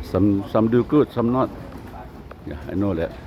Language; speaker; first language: English; non-native, local second language; Lao